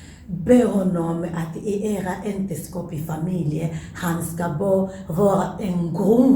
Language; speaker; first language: Swedish; non-native, learner; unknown